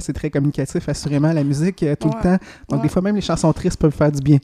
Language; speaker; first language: French; native; French